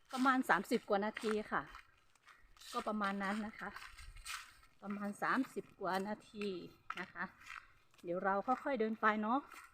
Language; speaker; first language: Thai; non-native, local second language; Hmong